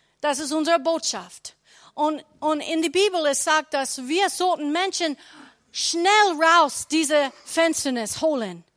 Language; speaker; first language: German; non-native, learner; English